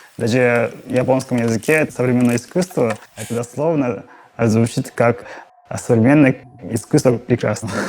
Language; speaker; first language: Russian; non-native, fluent; Japanese